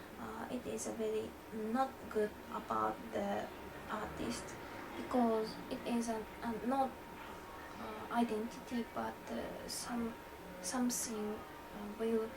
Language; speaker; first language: English; non-native, learner; Japanese